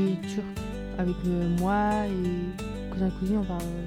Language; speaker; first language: French; early bilingual, other home language; Turkish